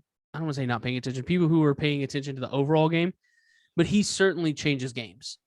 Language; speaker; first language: English; native; English